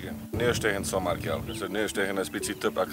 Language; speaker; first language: Hungarian; non-native, learner; Afrikaans